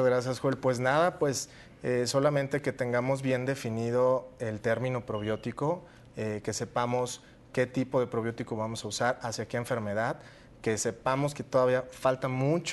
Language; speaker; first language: Spanish; native; Spanish